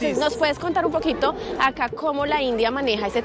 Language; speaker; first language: Spanish; native; Spanish